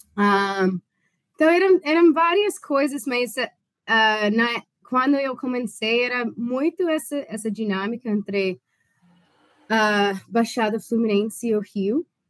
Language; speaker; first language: Portuguese; non-native, fluent; English